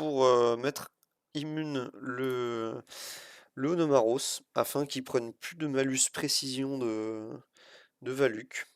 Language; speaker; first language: French; native; French